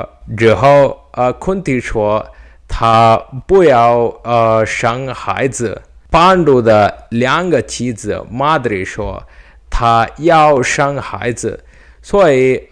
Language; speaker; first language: Chinese; non-native, learner; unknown